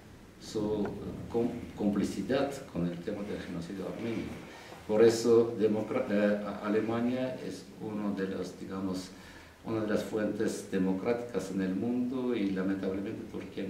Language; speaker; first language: Spanish; non-native, fluent; Armenian